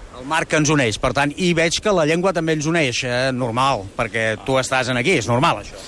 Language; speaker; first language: Catalan; native; Catalan